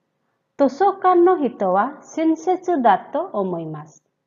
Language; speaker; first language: Japanese; non-native, fluent; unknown